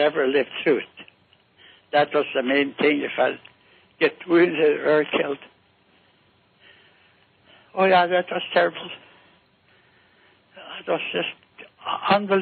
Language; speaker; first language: English; native; English